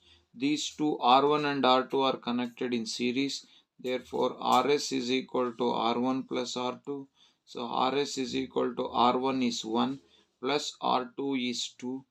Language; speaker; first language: English; non-native, local second language; Kannada